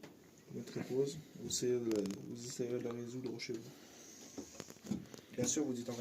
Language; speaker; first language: French; native; French